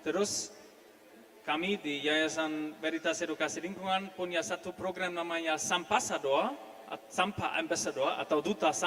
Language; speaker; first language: Indonesian; non-native, fluent; German